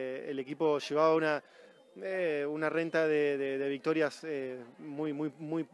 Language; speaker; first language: Spanish; native; Spanish